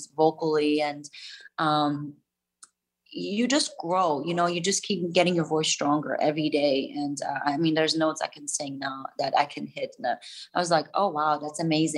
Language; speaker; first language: English; non-native, fluent; German